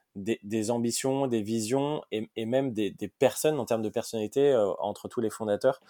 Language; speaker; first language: French; native; French